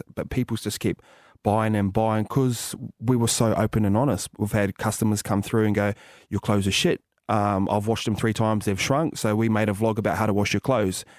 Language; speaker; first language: English; native; English